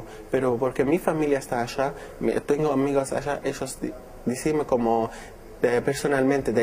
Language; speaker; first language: Spanish; non-native, learner; Arabic